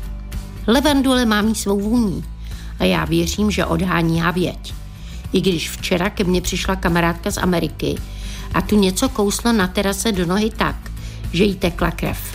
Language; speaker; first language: Czech; native; Czech